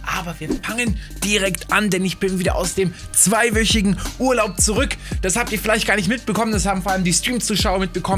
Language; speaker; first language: German; native; German